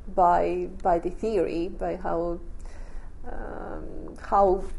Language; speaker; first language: English; non-native, fluent; Russian